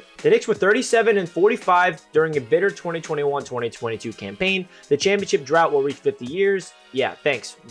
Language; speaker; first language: English; native; English